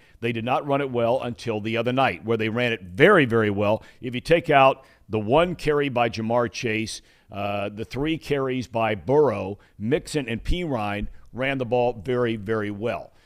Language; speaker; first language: English; native; English